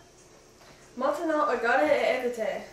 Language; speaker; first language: French; non-native, learner; English